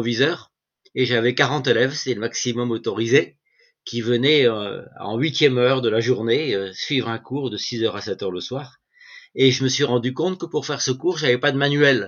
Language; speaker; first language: French; native; French